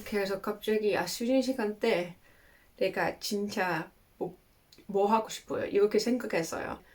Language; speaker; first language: Korean; non-native, fluent; Dutch